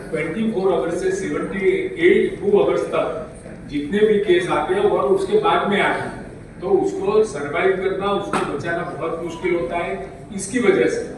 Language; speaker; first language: Hindi; non-native, local second language; Gujarati